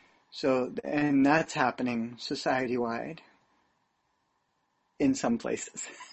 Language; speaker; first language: English; native; English